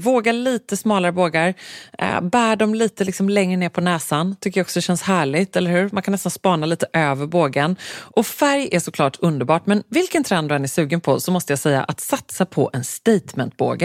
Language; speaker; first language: Swedish; native; Swedish